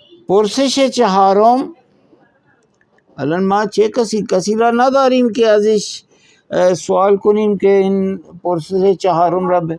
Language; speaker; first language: Persian; non-native, fluent; Urdu